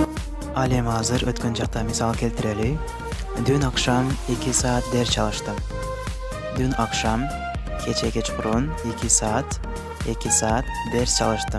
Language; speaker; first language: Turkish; non-native, fluent; Kyrgyz